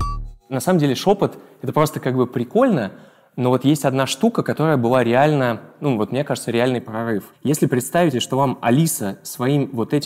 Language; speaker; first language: Russian; native; Russian